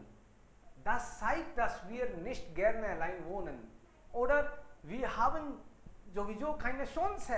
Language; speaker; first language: German; non-native, fluent; Hindi